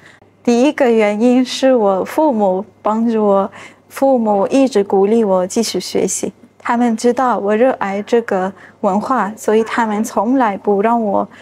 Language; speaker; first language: Chinese; non-native, fluent; Arabic